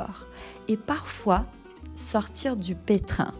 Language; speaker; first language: French; non-native, fluent; Portuguese